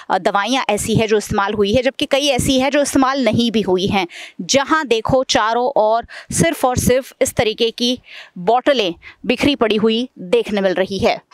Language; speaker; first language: Hindi; non-native, local second language; Gujarati